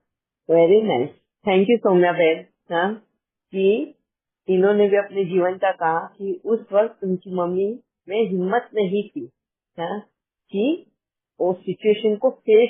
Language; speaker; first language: Hindi; native; Hindi